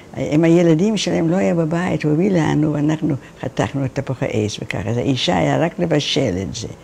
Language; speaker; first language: Hebrew; non-native, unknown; Dutch